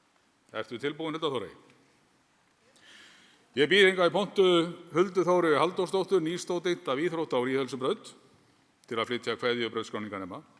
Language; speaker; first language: Icelandic; native; Icelandic